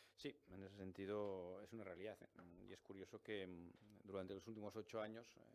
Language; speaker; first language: Spanish; non-native, local second language; Catalan